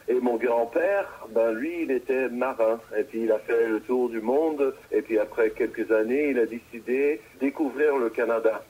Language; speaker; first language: French; native; French